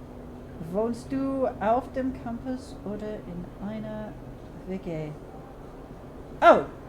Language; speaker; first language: German; non-native, learner; English